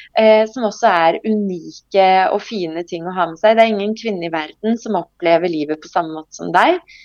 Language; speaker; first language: Norwegian; early bilingual, other home language; Polish